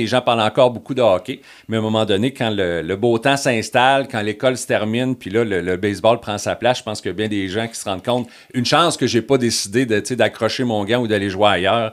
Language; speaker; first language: French; native; French